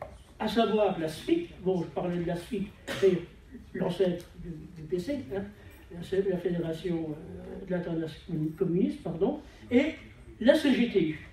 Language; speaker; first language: French; native; French